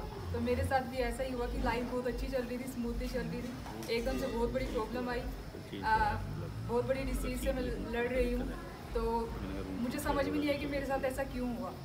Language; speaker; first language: Hindi; native; Hindi